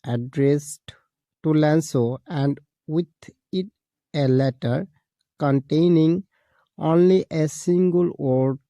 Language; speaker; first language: English; non-native, local second language; Assamese